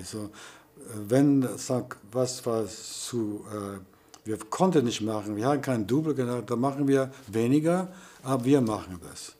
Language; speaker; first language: German; early bilingual, heritage; German